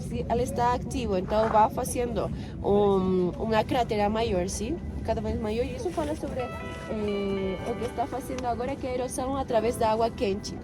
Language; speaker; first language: Portuguese; non-native, fluent; Spanish